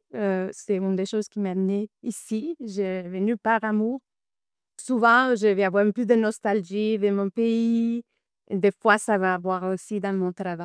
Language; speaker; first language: French; non-native, fluent; Spanish